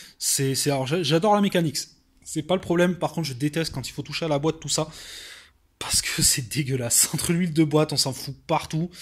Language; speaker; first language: French; native; French